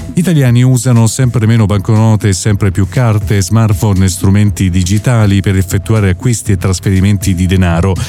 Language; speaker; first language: Italian; native; Italian